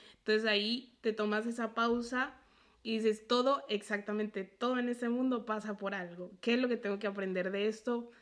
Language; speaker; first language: Spanish; native; Spanish